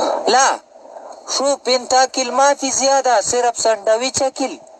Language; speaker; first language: Arabic; non-native, learner; Pashto